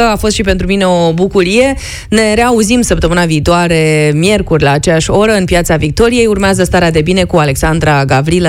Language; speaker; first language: Romanian; native; Romanian